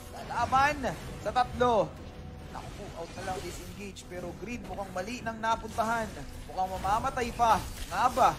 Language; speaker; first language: Filipino; native; Filipino